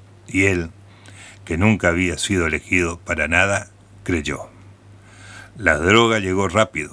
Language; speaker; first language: Spanish; native; Spanish